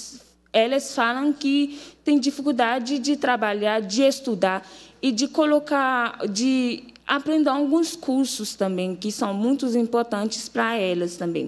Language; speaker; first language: Portuguese; non-native, fluent; Haitian Creole